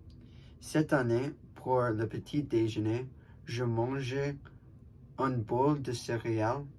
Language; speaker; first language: French; non-native, learner; English